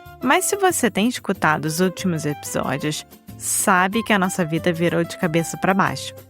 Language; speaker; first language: Portuguese; native; Portuguese